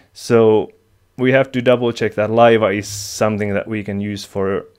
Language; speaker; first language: English; non-native, fluent; Finnish